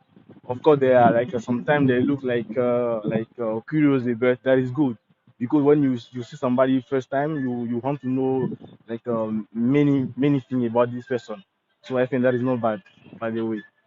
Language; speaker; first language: English; non-native, learner; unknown